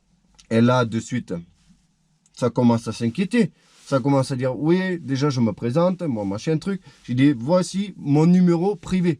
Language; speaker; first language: French; native; French